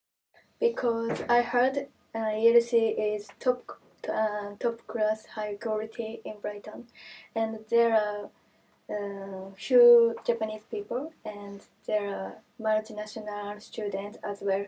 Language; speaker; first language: English; non-native, learner; Japanese